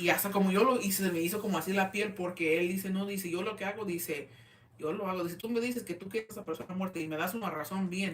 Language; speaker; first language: Spanish; early bilingual, heritage; Spanish